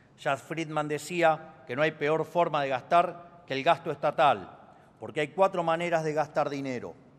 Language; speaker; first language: Spanish; native; Spanish